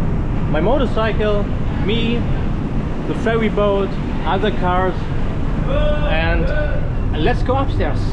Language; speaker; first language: English; non-native, fluent; German